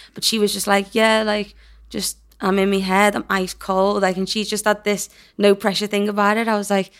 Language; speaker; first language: English; native; English